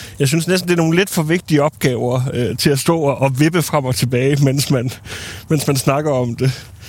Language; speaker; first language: Danish; native; Danish